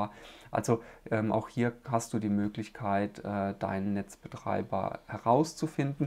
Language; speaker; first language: German; native; German